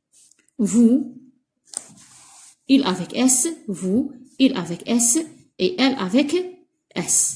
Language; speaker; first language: French; non-native, local second language; Arabic